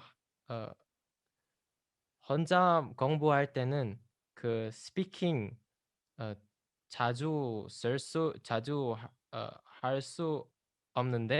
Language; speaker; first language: Korean; non-native, learner; Indonesian